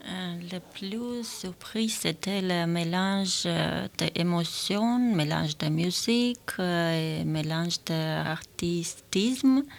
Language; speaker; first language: French; non-native, learner; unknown